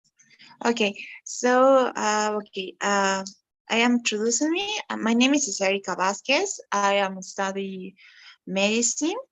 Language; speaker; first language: English; non-native, learner; Spanish